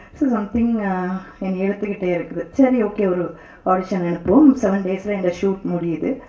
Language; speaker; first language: Tamil; native; Tamil